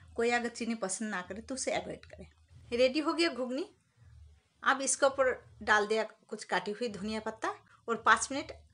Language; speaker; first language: Hindi; non-native, local second language; Bangla